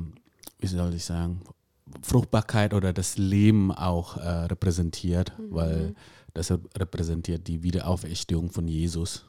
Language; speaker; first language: German; non-native, fluent; Indonesian